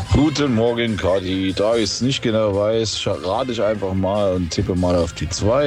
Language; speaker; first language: German; native; German